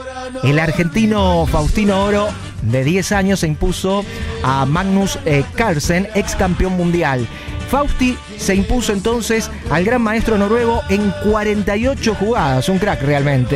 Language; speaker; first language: Spanish; native; Spanish